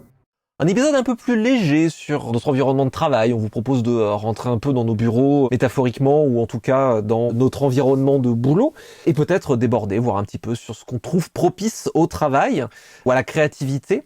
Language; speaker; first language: French; native; French